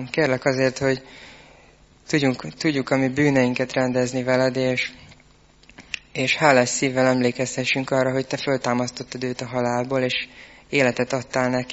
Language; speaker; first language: Hungarian; native; Hungarian